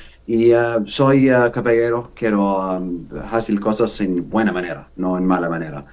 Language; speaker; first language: Spanish; non-native, learner; Arabic